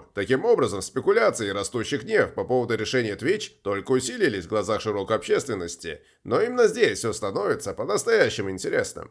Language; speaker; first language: Russian; native; Russian